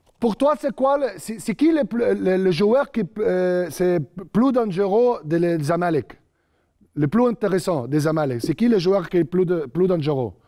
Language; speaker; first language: French; non-native, learner; Arabic